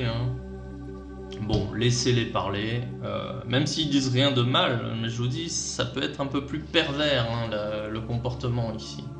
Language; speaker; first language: French; native; French